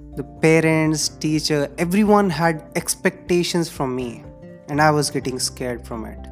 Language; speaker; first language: English; non-native, local second language; Hindi